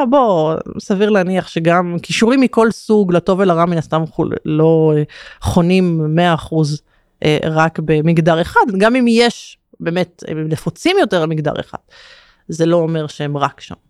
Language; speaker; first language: Hebrew; native; Hebrew